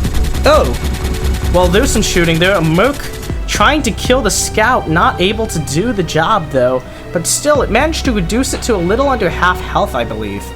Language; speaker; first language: English; native; English